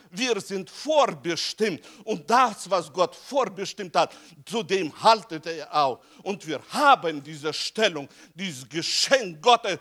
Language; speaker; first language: German; non-native, fluent; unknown